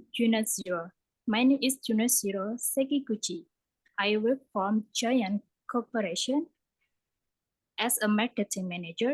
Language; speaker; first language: English; non-native, learner; Indonesian